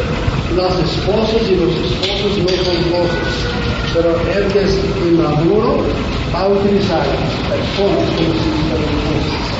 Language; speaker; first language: Spanish; non-native, fluent; English